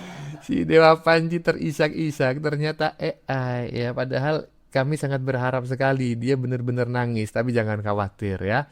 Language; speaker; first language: Indonesian; native; Indonesian